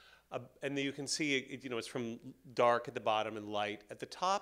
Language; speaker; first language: English; native; English